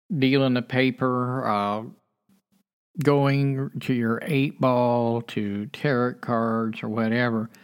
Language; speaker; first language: English; native; English